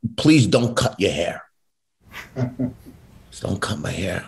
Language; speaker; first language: English; native; English